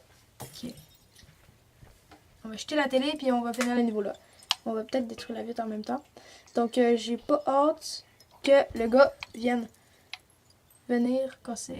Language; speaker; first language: French; native; French